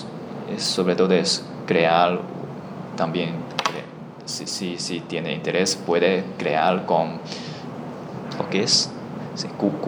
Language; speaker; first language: Spanish; non-native, learner; Chinese